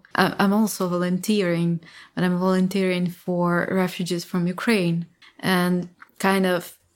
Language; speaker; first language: English; non-native, fluent; Ukrainian